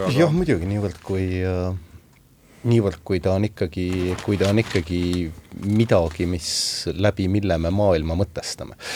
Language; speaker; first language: Estonian; native; Estonian